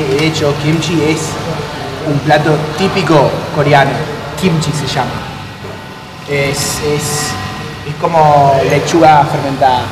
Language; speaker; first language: Spanish; non-native, fluent; English